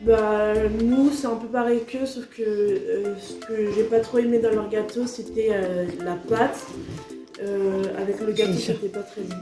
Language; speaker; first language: French; native; French